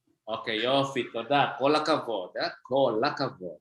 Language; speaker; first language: Hebrew; non-native, fluent; Indonesian